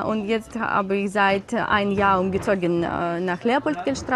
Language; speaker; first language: German; non-native, learner; Ukrainian